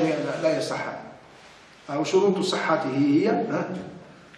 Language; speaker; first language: Arabic; native; Arabic